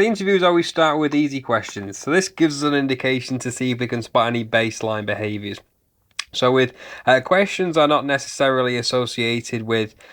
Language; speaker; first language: English; native; English